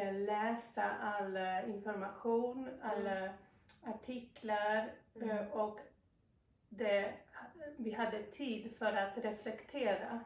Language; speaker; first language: Swedish; non-native, fluent; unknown